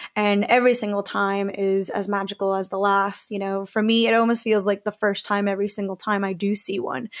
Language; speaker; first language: English; early bilingual, other home language; Spanish